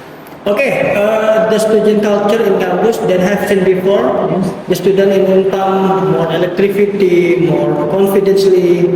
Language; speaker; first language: English; non-native, learner; Indonesian